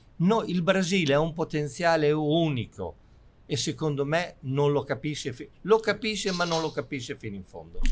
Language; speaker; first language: Italian; native; Italian